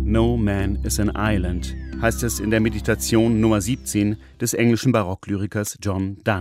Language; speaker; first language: German; native; German